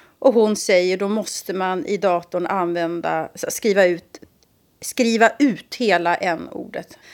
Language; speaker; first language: Swedish; native; Swedish